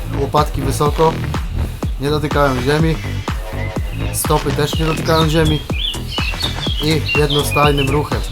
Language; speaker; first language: Polish; native; Polish